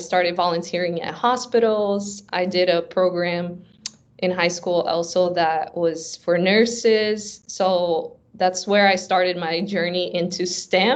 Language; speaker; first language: English; early bilingual, other home language; Portuguese